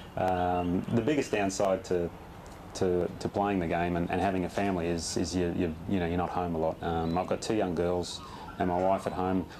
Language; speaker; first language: English; native; English